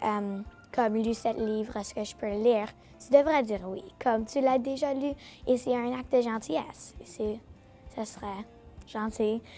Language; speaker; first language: French; non-native, local second language; English